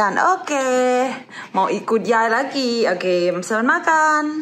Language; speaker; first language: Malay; non-native, fluent; Thai